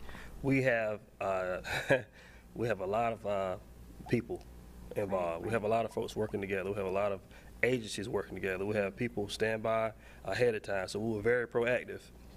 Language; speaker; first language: English; native; English